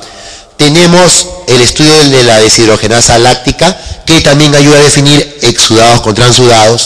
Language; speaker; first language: Spanish; native; Spanish